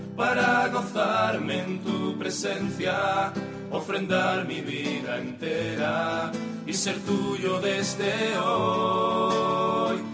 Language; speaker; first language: Spanish; native; Spanish